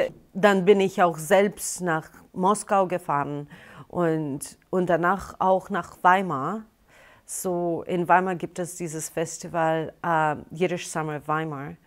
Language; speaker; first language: German; non-native, fluent; Russian